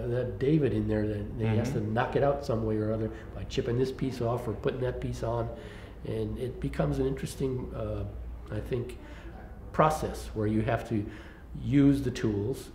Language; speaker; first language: English; native; English